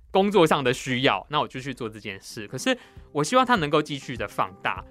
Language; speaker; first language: Chinese; native; Chinese